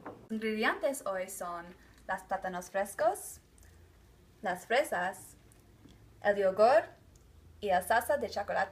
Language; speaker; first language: Spanish; non-native, learner; English